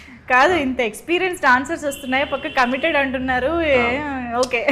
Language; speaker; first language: Telugu; native; Telugu